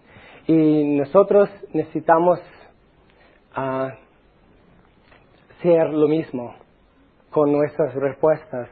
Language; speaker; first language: Spanish; non-native, fluent; English